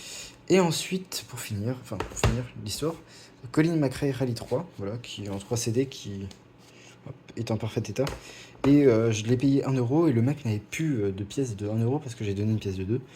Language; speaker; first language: French; native; French